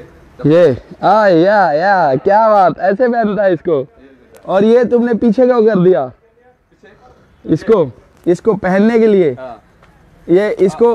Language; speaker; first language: Hindi; non-native, local second language; Punjabi